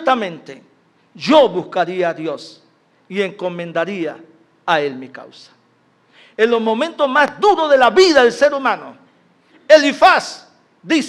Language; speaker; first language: Spanish; native; Spanish